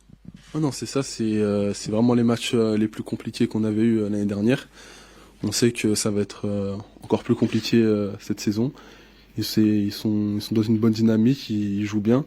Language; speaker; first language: French; native; French